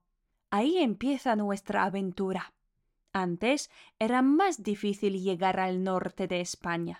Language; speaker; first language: Spanish; non-native, fluent; Polish